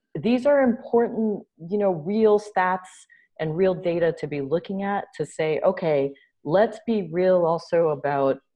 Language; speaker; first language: English; native; English